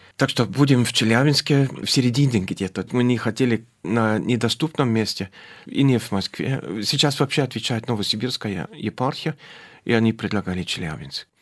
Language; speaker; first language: Russian; non-native, fluent; German